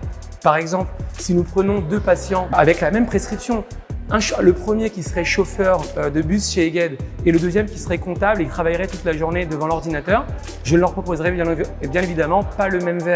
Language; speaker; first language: French; native; French